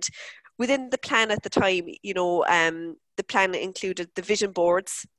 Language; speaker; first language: English; native; English